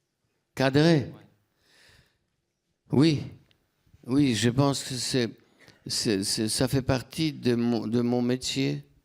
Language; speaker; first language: French; non-native, fluent; Polish